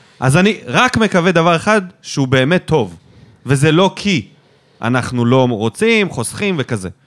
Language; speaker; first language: Hebrew; native; Hebrew